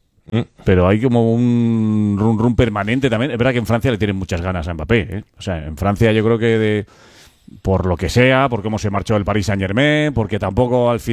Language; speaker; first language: Spanish; native; Spanish